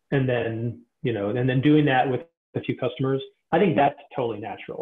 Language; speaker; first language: English; native; English